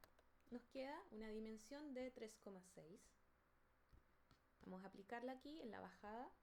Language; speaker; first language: Spanish; native; Spanish